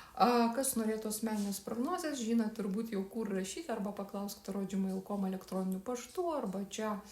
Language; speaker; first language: Lithuanian; native; Lithuanian